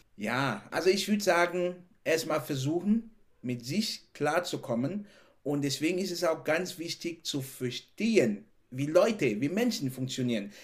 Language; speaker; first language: German; non-native, fluent; French